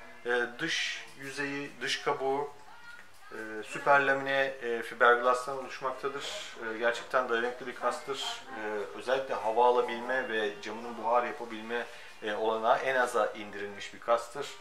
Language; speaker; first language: Turkish; native; Turkish